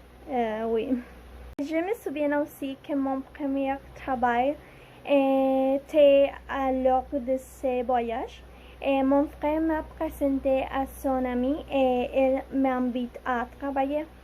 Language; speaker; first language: French; non-native, learner; Spanish